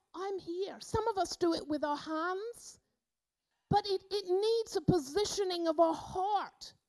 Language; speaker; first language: English; native; English